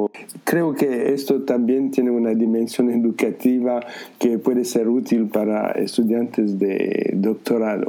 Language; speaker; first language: Spanish; non-native, fluent; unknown